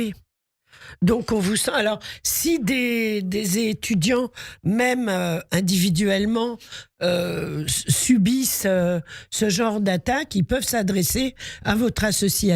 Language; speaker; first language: French; native; French